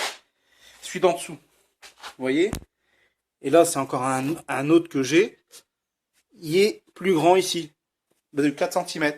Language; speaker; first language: French; native; French